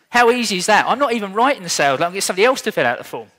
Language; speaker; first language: English; native; English